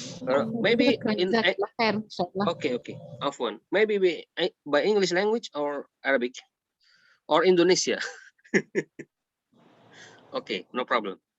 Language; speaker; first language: English; non-native, learner; Indonesian